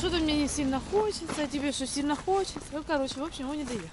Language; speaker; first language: Russian; native; Russian